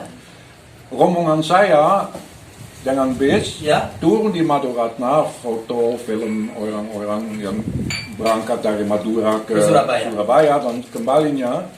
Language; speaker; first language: Indonesian; non-native, fluent; Dutch